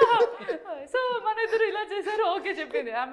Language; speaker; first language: Telugu; non-native, learner; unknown